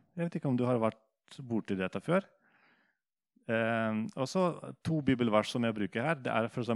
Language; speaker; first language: Norwegian; non-native, fluent; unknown